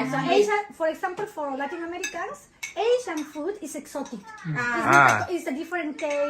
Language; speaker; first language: English; non-native, fluent; Spanish